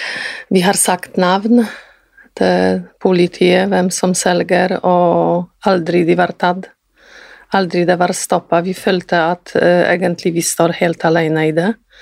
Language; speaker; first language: Norwegian; non-native, fluent; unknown